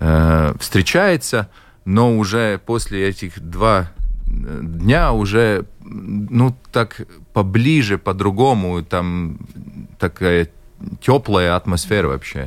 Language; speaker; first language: Russian; non-native, local second language; Latvian